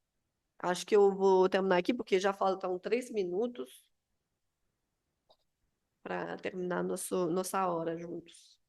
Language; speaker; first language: Portuguese; non-native, fluent; Spanish